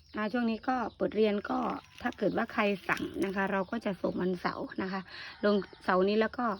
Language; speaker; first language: Thai; non-native, local second language; Northeastern Thai